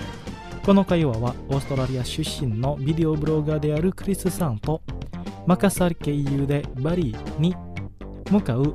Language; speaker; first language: Japanese; non-native, fluent; Indonesian